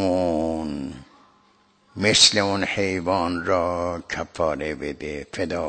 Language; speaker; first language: Persian; native; Persian